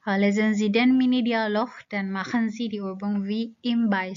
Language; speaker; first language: German; non-native, learner; Indonesian